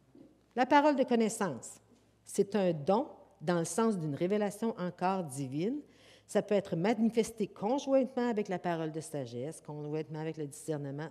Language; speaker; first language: French; native; French